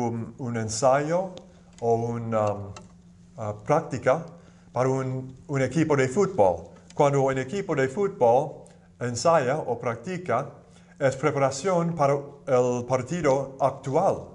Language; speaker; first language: Spanish; non-native, fluent; English